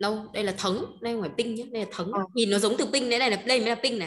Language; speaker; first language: Vietnamese; native; Vietnamese